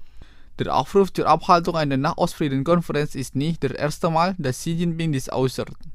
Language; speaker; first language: German; non-native, fluent; Indonesian